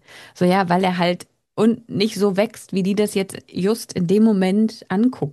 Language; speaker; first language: German; native; German